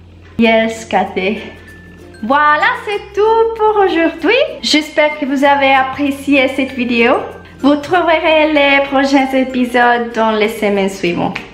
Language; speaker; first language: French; non-native, learner; Italian